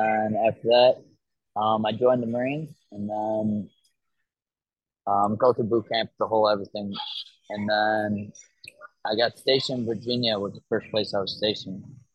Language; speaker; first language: English; native; English